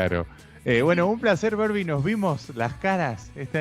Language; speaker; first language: Spanish; native; Spanish